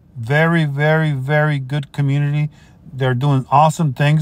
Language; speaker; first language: English; native; English